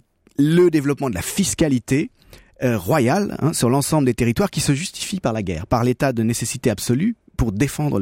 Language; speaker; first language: French; native; French